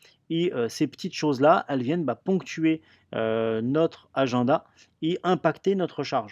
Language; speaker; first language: French; native; French